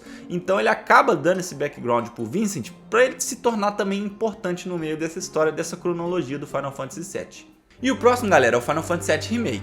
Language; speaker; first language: Portuguese; native; Portuguese